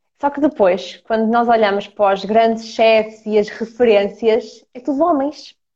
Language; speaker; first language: Portuguese; early bilingual, other home language; Ukrainian